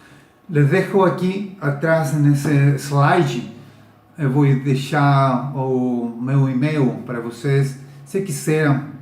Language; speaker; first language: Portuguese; non-native, learner; Spanish